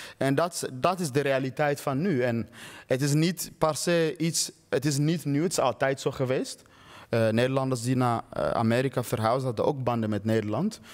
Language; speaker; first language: Dutch; early bilingual, other home language; Swahili